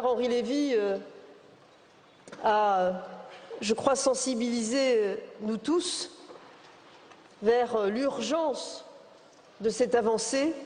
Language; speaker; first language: French; native; French